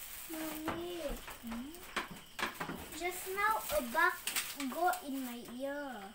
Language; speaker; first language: English; non-native, learner; Malay